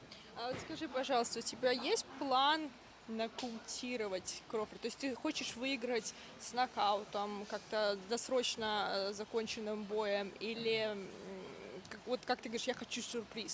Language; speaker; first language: Russian; native; Russian